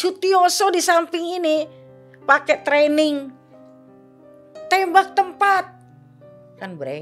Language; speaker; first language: Indonesian; native; Indonesian